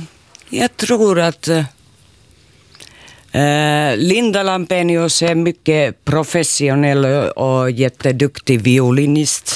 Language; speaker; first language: Swedish; non-native, local second language; Finnish